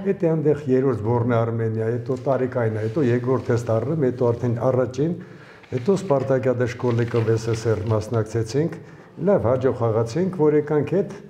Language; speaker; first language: Armenian; early bilingual, other home language; Ukrainian